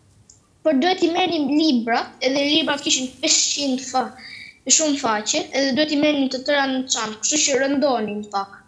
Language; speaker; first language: Albanian; early bilingual, heritage; Albanian